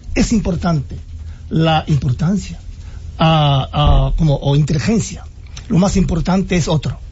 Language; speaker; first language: Spanish; non-native, fluent; Japanese